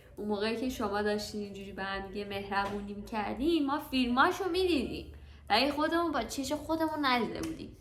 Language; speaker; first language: Persian; native; Persian